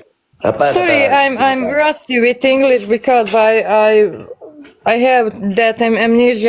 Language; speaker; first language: English; non-native, learner; Bosnian